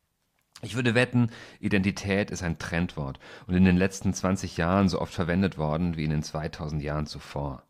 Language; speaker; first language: German; native; German